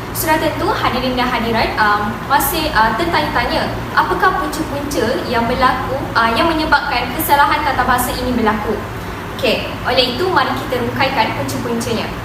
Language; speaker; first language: Malay; native; Malay